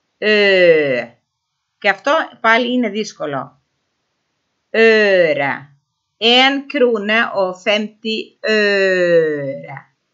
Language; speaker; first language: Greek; non-native, fluent; Norwegian